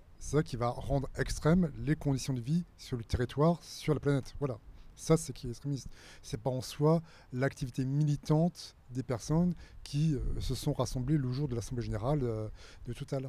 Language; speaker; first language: French; native; French